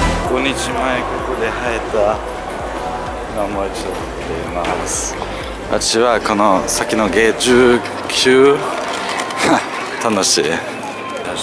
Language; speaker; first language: Japanese; non-native, learner; German